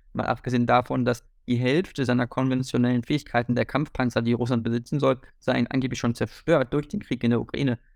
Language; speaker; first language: German; native; German